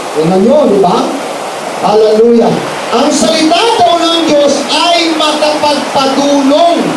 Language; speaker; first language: Filipino; non-native, local second language; Cebuano